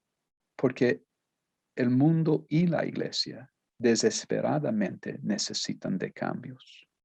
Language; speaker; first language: Spanish; non-native, fluent; Portuguese